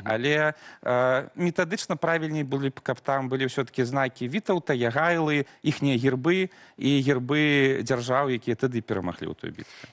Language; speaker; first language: Belarusian; native; Belarusian